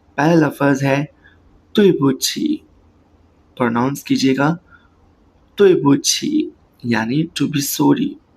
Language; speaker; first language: Urdu; native; Urdu